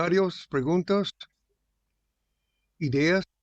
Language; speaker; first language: Spanish; non-native, fluent; English